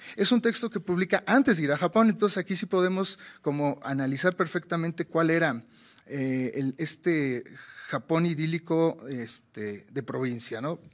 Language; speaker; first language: Spanish; native; Spanish